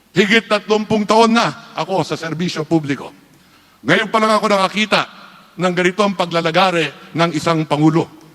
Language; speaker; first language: Filipino; native; Filipino